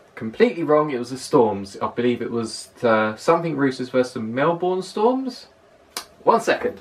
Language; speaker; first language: English; native; English